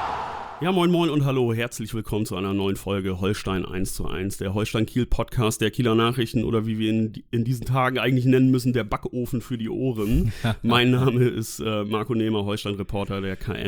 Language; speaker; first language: German; native; German